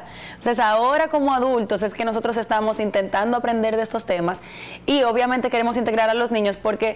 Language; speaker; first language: Spanish; native; Spanish